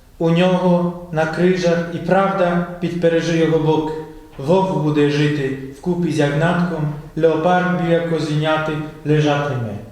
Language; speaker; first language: Ukrainian; non-native, fluent; Polish